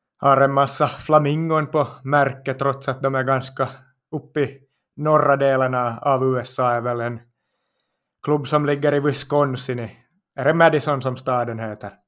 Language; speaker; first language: Swedish; native; Swedish